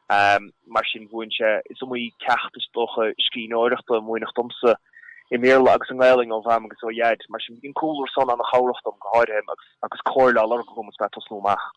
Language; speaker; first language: Irish; native; Irish